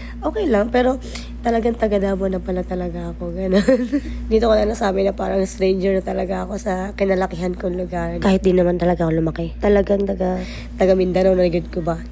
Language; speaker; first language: Filipino; native; Filipino